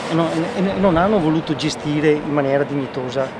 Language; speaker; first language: Italian; native; Italian